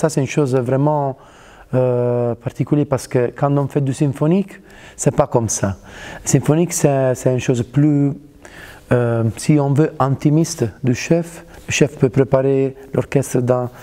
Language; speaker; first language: French; non-native, fluent; Italian